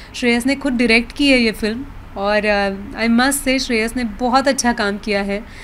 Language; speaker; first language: Hindi; non-native, local second language; Marathi